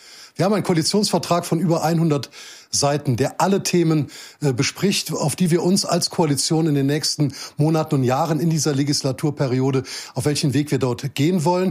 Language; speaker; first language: German; native; German